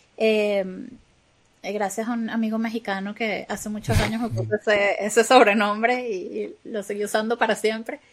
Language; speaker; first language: Spanish; native; Spanish